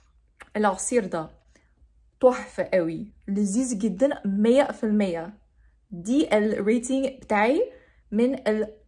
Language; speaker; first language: Arabic; non-native, learner; English